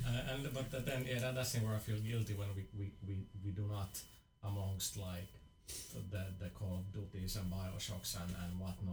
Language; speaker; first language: English; non-native, fluent; Finnish